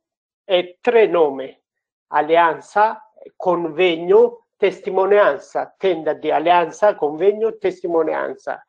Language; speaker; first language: Italian; non-native, learner; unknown